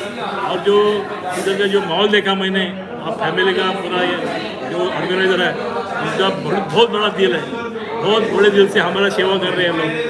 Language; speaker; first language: Hindi; non-native, local second language; Marathi